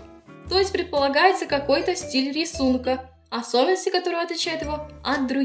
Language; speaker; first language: Russian; native; Russian